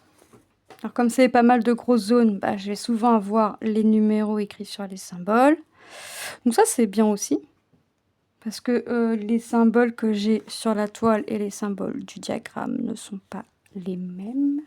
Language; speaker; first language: French; native; French